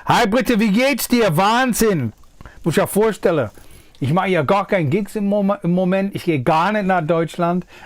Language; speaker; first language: German; non-native, fluent; English